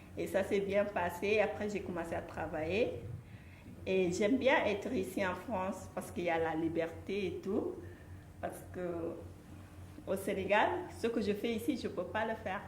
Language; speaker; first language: French; non-native, local second language; Fula